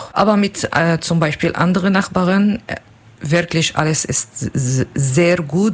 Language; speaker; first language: German; non-native, learner; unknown